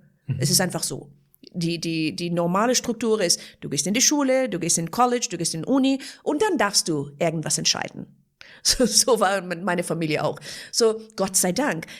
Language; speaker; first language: German; non-native, fluent; Persian